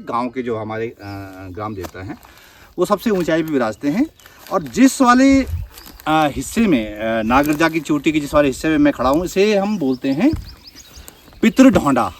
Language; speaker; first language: Hindi; native; Hindi